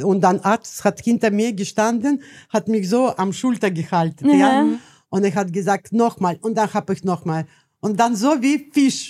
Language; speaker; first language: German; non-native, learner; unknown